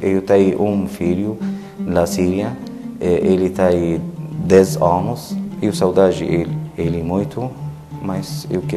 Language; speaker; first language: Portuguese; non-native, learner; Arabic